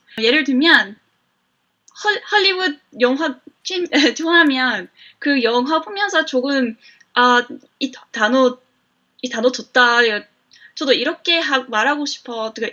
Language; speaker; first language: Korean; non-native, fluent; English